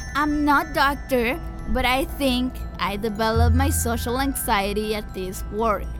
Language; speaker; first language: English; early bilingual, other home language; Spanish